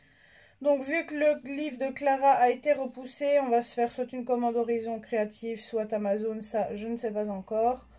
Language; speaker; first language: French; native; French